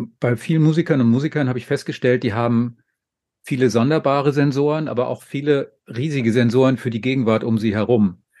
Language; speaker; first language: German; native; German